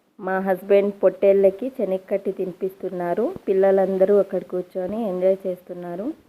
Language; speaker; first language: Telugu; non-native, local second language; Urdu